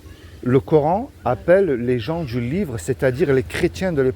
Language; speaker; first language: French; native; French